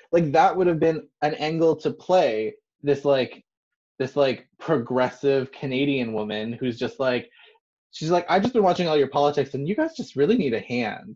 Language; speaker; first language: English; non-native, fluent; French